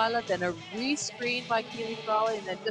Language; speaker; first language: English; native; English